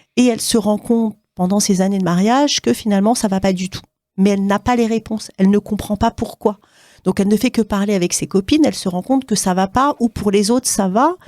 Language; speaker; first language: French; native; French